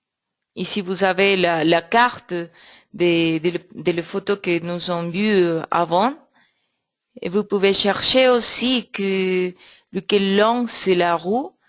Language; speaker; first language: French; non-native, learner; Spanish